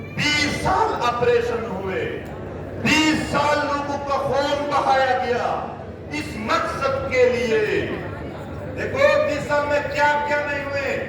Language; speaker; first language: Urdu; non-native, local second language; Pashto